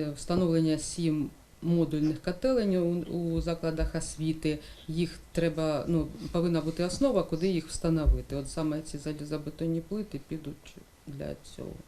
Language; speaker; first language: Ukrainian; non-native, local second language; Russian